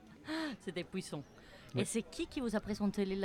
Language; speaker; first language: French; native; French